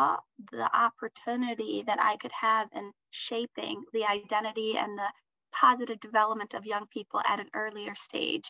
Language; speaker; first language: English; early bilingual, other home language; Somali